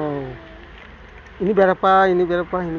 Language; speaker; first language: Indonesian; non-native, learner; Bangla